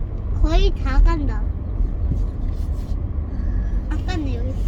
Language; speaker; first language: Korean; early bilingual, other home language; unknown